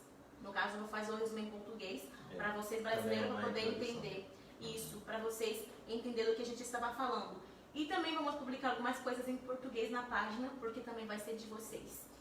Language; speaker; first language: Portuguese; non-native, fluent; Haitian Creole